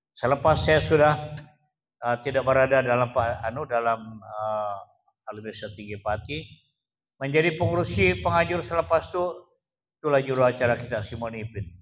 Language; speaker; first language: Malay; non-native, local second language; Central Dusun